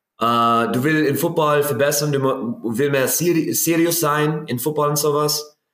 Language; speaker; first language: German; non-native, learner; English